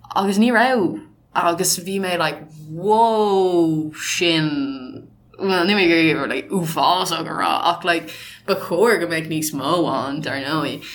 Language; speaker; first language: Irish; non-native, local second language; English